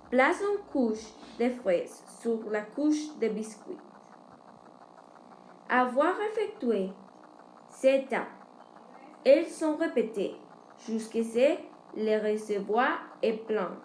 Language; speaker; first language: French; non-native, learner; Spanish